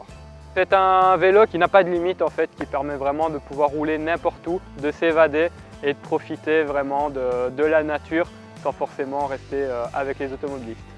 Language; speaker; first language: French; native; French